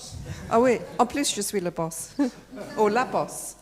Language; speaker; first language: French; non-native, fluent; English